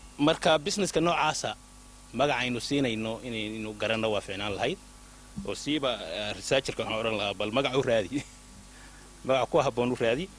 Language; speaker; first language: Somali; native; Somali